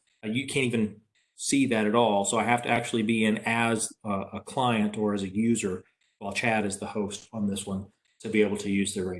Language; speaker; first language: English; native; English